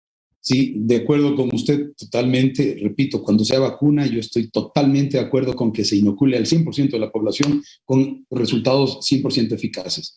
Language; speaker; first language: Spanish; native; Spanish